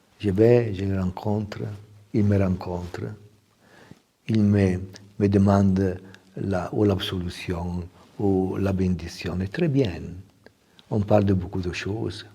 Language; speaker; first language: French; non-native, fluent; Italian